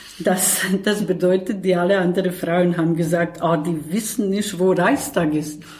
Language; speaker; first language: German; non-native, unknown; Bosnian